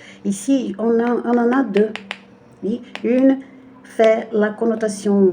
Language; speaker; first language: French; non-native, fluent; Portuguese